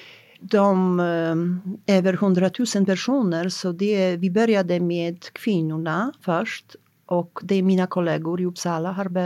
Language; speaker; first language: Swedish; non-native, fluent; Polish